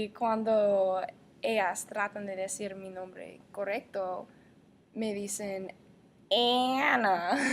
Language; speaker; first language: Spanish; non-native, learner; English